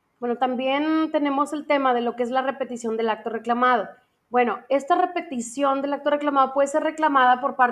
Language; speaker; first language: Spanish; native; Spanish